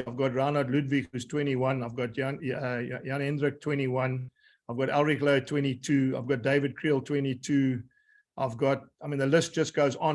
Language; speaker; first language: English; native; English